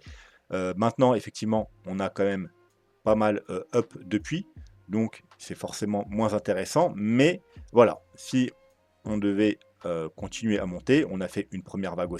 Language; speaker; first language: French; native; French